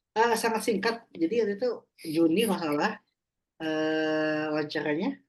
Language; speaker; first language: Indonesian; native; Indonesian